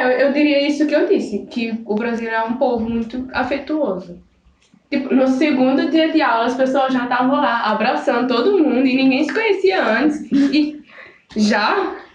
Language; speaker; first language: Portuguese; non-native, local second language; Kabuverdianu